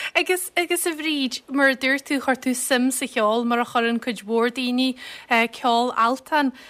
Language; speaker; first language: Irish; native; Irish